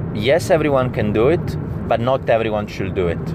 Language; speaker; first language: English; non-native, fluent; Italian